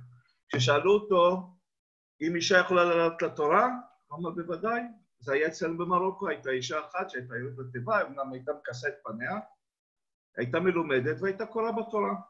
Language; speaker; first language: Hebrew; non-native, fluent; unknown